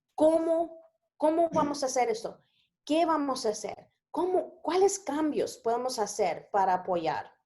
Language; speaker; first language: Spanish; early bilingual, heritage; Spanish